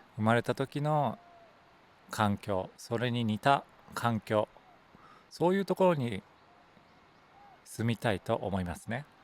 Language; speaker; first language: Japanese; native; Japanese